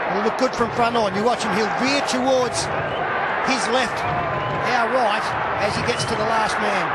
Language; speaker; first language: English; native; English